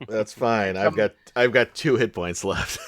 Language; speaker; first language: English; native; English